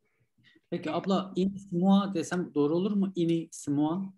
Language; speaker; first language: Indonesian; non-native, learner; Turkish